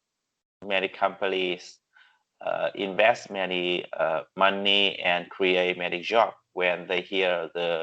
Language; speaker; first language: English; non-native, learner; Vietnamese